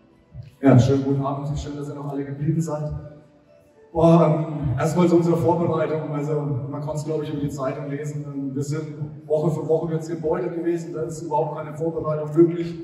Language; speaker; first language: German; native; German